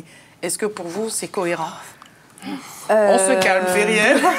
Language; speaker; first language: French; native; French